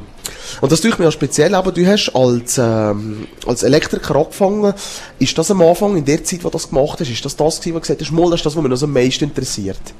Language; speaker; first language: German; native; German